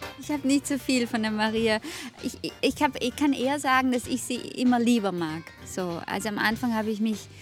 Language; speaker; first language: German; native; German